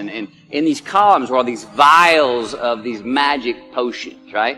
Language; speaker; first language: English; native; English